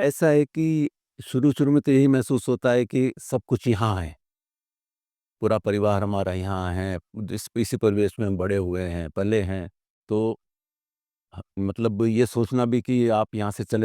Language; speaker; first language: Hindi; native; Hindi